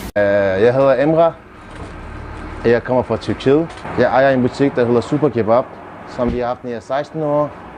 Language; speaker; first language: Danish; non-native, fluent; Turkish